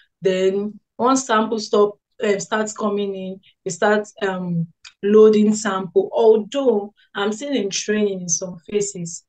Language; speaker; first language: English; non-native, local second language; Yoruba